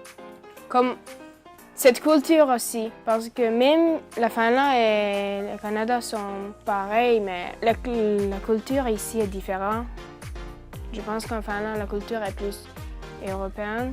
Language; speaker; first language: French; non-native, learner; Finnish